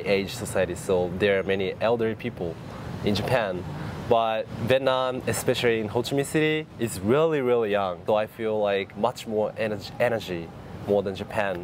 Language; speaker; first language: English; non-native, fluent; Japanese